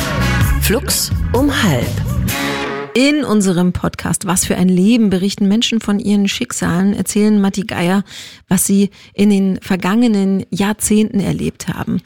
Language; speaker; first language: German; native; German